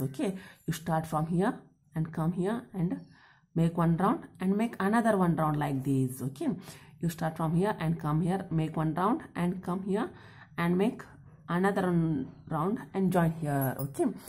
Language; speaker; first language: English; non-native, local second language; Kannada